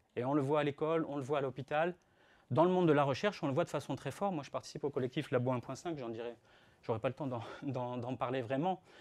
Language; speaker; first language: French; native; French